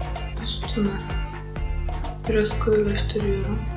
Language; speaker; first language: Turkish; non-native, fluent; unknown